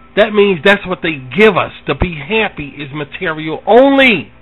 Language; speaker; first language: English; native; English